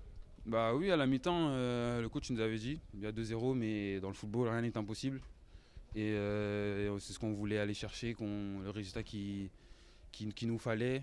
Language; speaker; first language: French; native; French